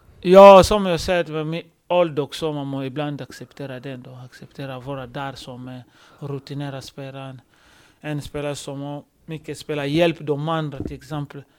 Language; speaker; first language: Swedish; non-native, fluent; Lingala